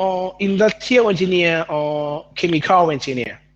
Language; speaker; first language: English; non-native, learner; Thai